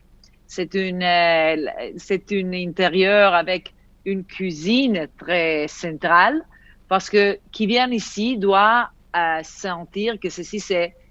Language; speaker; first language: French; non-native, fluent; Italian